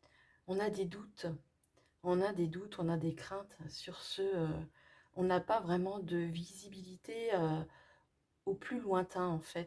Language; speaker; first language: French; native; French